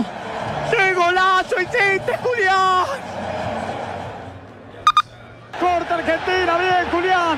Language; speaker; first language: Spanish; native; Spanish